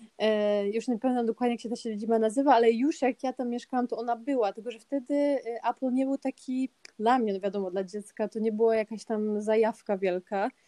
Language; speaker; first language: Polish; early bilingual, heritage; Polish